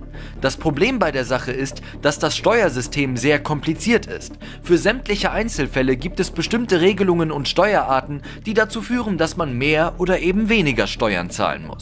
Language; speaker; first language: German; native; German